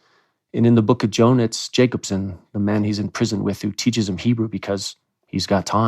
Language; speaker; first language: English; native; English